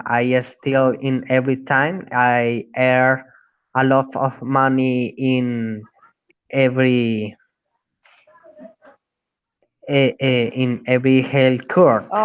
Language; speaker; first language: English; non-native, learner; Spanish